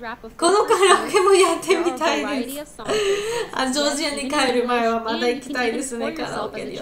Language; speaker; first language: Japanese; non-native, learner; Georgian